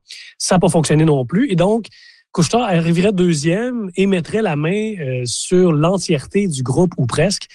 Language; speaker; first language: French; native; French